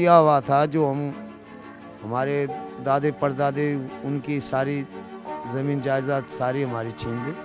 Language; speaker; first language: Urdu; non-native, local second language; Sindhi